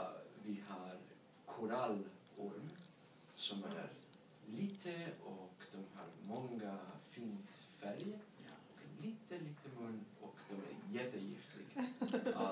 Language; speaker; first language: Swedish; non-native, learner; English